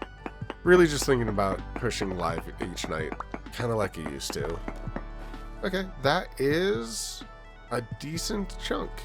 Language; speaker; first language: English; native; English